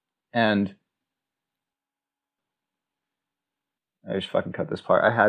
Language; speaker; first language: English; native; English